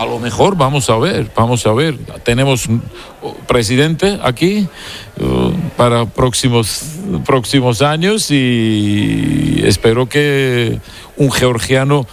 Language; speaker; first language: Spanish; non-native, fluent; Georgian